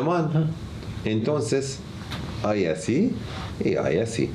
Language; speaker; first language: Spanish; non-native, learner; Arabic